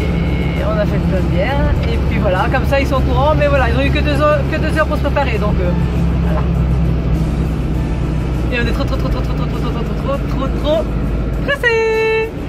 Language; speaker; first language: French; native; French